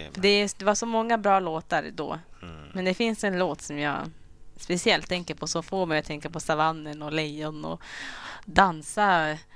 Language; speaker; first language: Swedish; early bilingual, other home language; Kinyarwanda